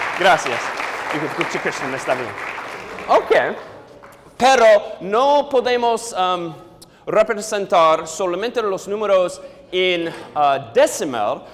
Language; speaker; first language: Spanish; non-native, learner; English